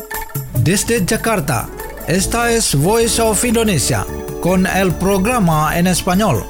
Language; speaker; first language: Spanish; non-native, fluent; Indonesian